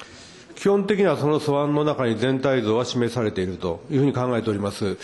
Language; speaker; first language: Japanese; native; Japanese